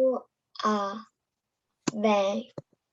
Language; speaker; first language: French; non-native, learner; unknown